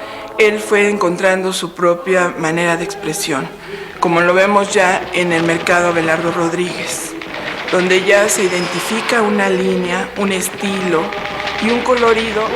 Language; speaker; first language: Spanish; native; Spanish